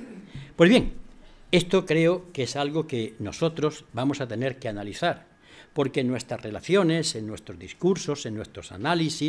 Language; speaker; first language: Spanish; native; Spanish